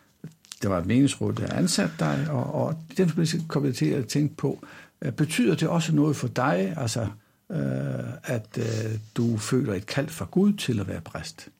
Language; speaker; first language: Danish; native; Danish